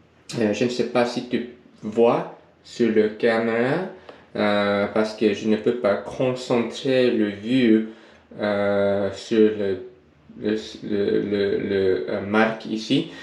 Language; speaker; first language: French; non-native, learner; English